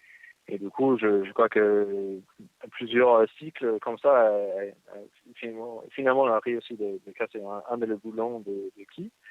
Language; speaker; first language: French; non-native, fluent; English